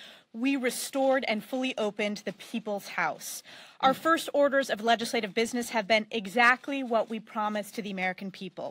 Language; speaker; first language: English; native; English